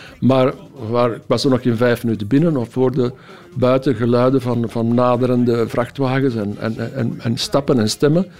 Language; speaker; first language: Dutch; native; Dutch